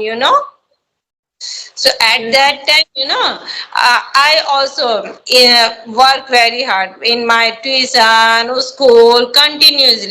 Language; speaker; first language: English; non-native, learner; Hindi